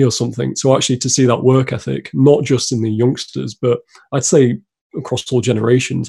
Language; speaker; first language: English; native; English